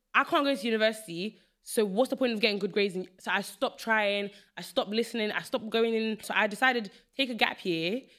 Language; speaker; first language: English; early bilingual, other home language; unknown